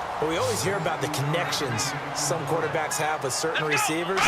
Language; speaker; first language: English; native; English